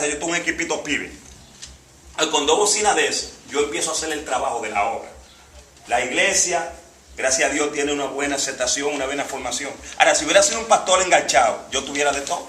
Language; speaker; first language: Spanish; native; Spanish